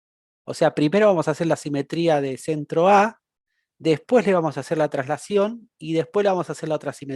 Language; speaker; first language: Spanish; native; Spanish